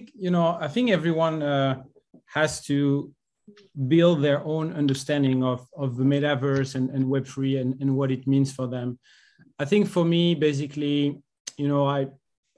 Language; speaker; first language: English; non-native, fluent; French